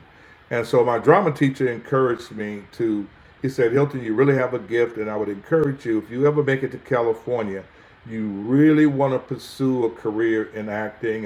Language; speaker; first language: English; native; English